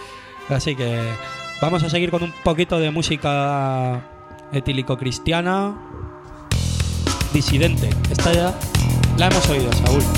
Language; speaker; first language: Spanish; native; Spanish